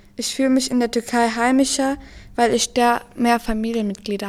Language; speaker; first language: German; early bilingual, other home language; Turkish